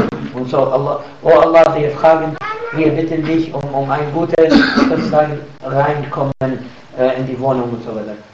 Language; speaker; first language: German; non-native, fluent; Arabic